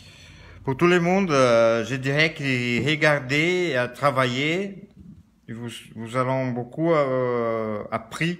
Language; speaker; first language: French; non-native, learner; Portuguese